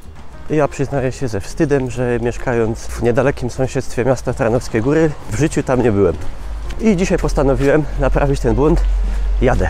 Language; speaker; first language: Polish; native; Polish